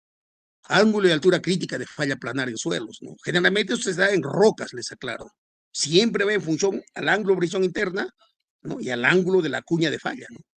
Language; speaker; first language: Spanish; native; Spanish